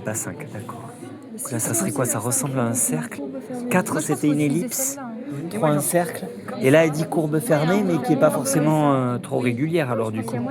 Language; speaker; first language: French; native; French